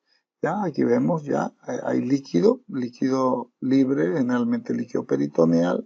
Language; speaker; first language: Spanish; native; Spanish